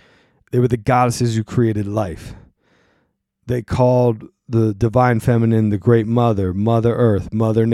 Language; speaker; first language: English; native; English